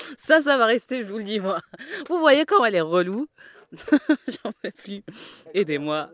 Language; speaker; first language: French; native; French